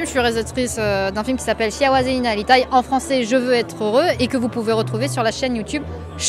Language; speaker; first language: French; native; French